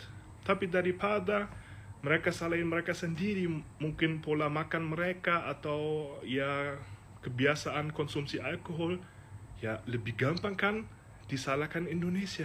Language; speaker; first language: Indonesian; non-native, fluent; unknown